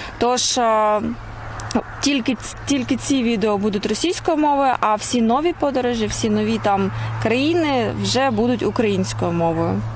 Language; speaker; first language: Ukrainian; non-native, local second language; Russian